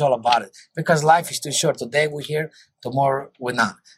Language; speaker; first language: English; non-native, fluent; Greek